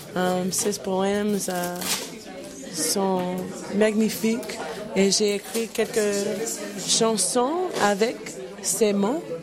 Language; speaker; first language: French; non-native, learner; English